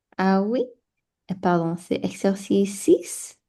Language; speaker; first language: French; non-native, learner; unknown